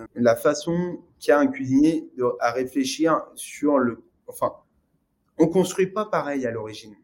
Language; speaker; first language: French; native; French